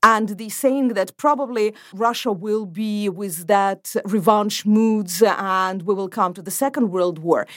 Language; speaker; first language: English; non-native, fluent; Ukrainian